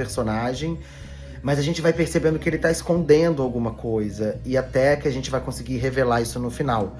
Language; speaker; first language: Portuguese; native; Portuguese